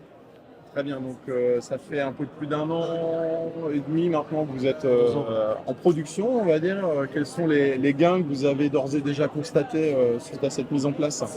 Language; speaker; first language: French; native; French